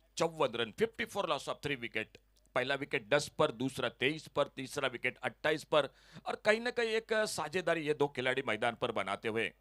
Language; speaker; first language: Hindi; non-native, local second language; Konkani